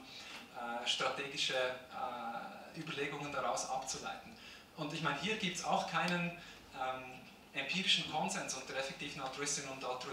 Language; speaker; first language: German; native; German